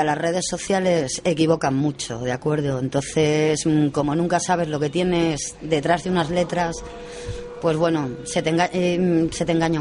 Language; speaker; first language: Spanish; native; Spanish